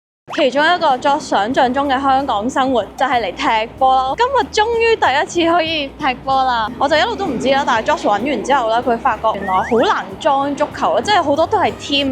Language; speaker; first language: Cantonese; native; Cantonese